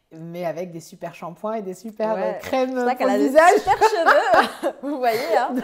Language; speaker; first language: French; native; French